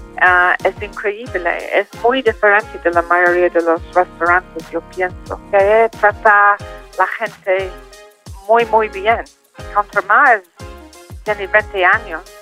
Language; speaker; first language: Spanish; non-native, learner; English